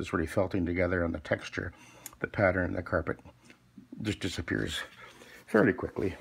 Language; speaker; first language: English; native; English